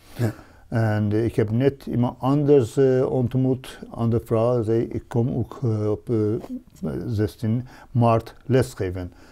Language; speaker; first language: Dutch; non-native, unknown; Persian